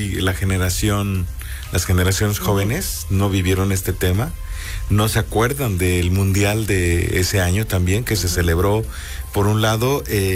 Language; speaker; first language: Spanish; native; Spanish